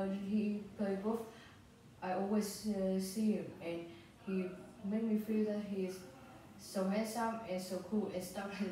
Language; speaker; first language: English; non-native, learner; Vietnamese